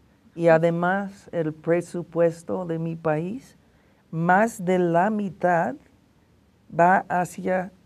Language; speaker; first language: Spanish; non-native, fluent; English